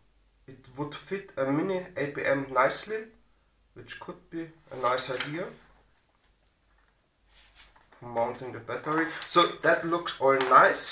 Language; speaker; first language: English; non-native, fluent; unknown